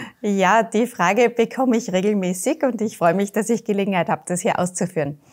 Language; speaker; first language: German; native; German